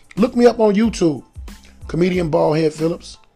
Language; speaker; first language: English; native; English